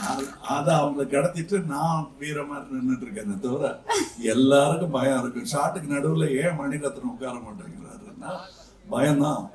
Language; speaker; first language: Tamil; native; Tamil